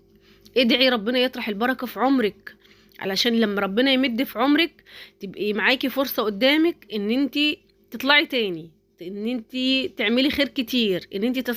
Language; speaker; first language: Arabic; native; Arabic